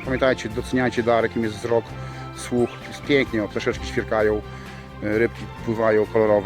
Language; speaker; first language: Polish; native; Polish